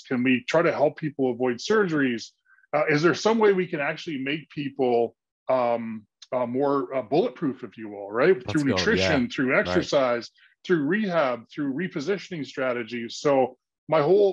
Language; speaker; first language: English; native; English